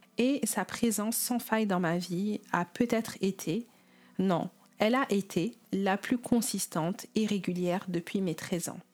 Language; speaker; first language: French; native; French